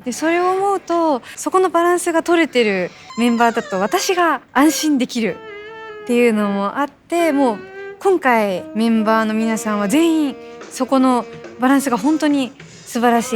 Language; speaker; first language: Japanese; native; Japanese